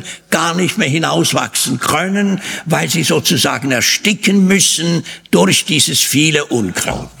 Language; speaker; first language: German; native; German